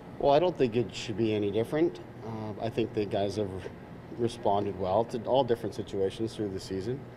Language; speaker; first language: English; native; English